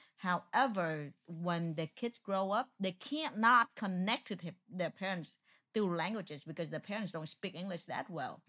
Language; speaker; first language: English; non-native, fluent; Vietnamese